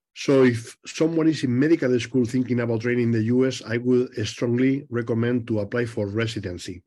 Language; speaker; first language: English; non-native, fluent; Spanish